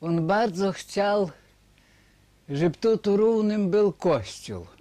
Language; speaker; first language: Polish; early bilingual, heritage; Polish